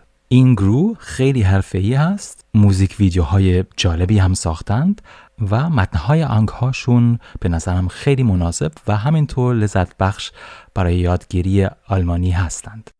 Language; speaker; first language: Persian; non-native, fluent; German